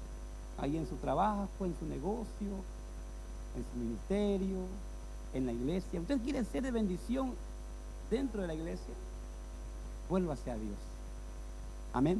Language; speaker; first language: Spanish; native; Spanish